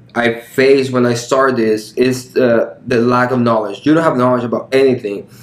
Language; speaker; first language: English; early bilingual, other home language; Spanish